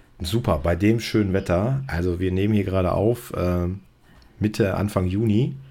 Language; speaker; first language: German; native; German